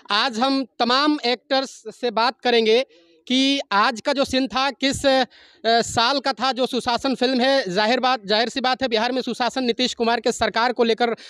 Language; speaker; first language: Hindi; native; Hindi